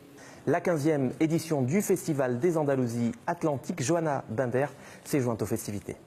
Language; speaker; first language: French; native; French